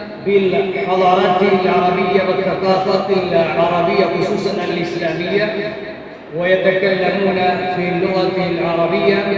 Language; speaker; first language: Arabic; non-native, fluent; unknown